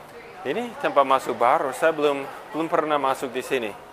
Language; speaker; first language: Indonesian; non-native, fluent; English